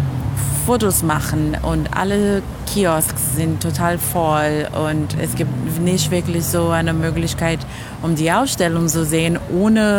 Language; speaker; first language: German; non-native, fluent; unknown